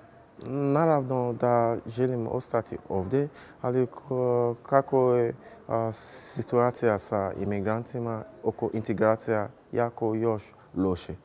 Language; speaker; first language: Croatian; non-native, learner; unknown